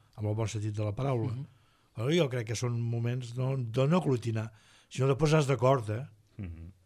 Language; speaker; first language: Catalan; native; Catalan